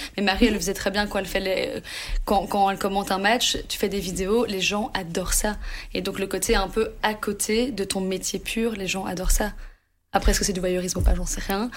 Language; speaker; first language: French; native; French